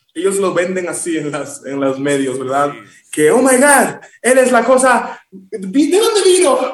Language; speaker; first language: Spanish; early bilingual, heritage; Spanish